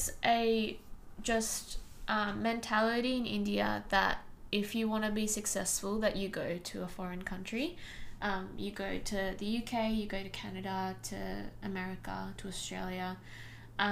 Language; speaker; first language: English; non-native, local second language; Tamil